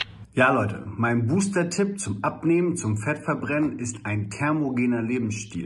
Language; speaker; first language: German; native; German